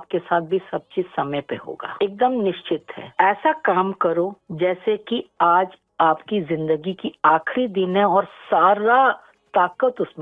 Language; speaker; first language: Hindi; native; Hindi